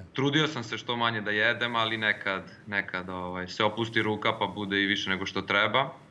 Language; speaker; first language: Serbian; early bilingual, heritage; Serbian